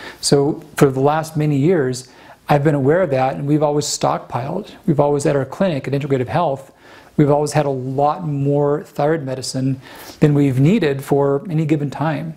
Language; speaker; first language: English; native; English